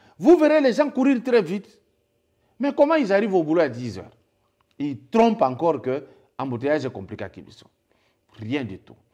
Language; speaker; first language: French; non-native, local second language; Lingala